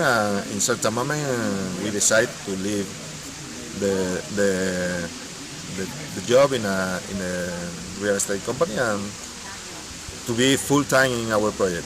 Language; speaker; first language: English; non-native, learner; Spanish